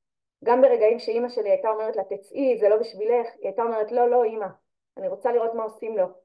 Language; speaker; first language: Hebrew; native; Hebrew